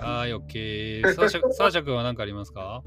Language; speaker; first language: Japanese; native; Japanese